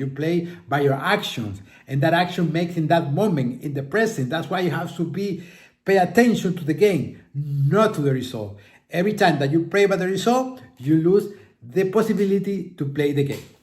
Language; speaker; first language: English; non-native, fluent; Spanish